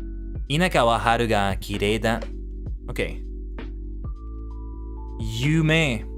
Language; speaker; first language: Japanese; non-native, learner; English